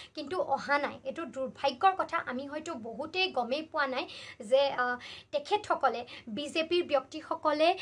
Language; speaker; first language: Assamese; native; Assamese